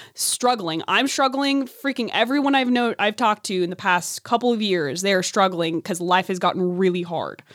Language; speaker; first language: English; native; English